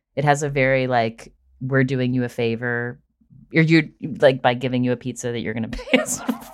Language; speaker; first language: English; native; English